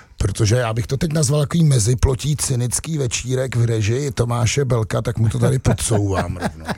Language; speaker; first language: Czech; native; Czech